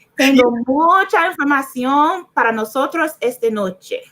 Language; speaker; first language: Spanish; non-native, learner; English